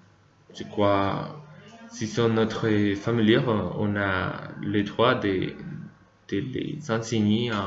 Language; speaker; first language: French; non-native, learner; Spanish